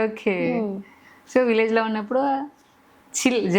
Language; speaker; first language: Telugu; native; Telugu